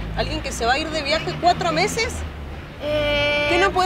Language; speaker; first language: Spanish; native; Spanish